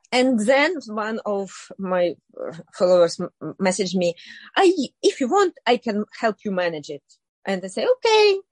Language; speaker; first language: English; non-native, learner; Ukrainian